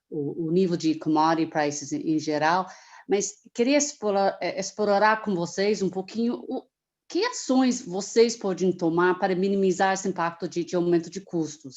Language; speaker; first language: Portuguese; non-native, fluent; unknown